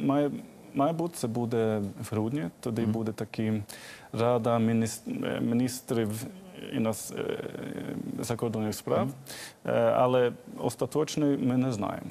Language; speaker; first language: Ukrainian; non-native, fluent; Swedish